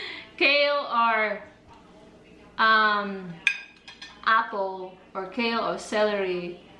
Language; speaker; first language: English; non-native, learner; Filipino